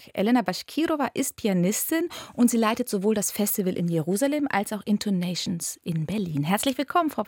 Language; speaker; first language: German; native; German